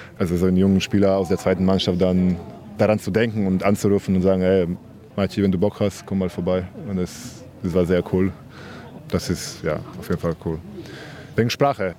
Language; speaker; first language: German; non-native, fluent; Polish